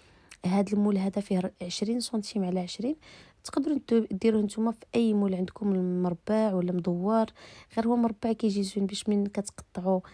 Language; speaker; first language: Arabic; native; Arabic